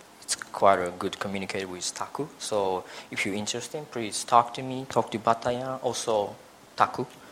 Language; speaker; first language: English; non-native, fluent; Japanese